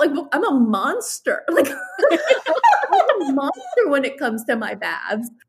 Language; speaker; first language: English; native; English